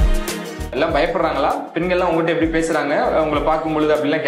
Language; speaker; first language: Tamil; native; Tamil